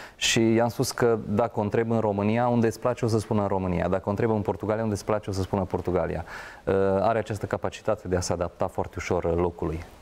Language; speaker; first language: Romanian; non-native, local second language; Hungarian